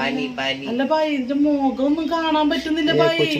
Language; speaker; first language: Malayalam; native; Malayalam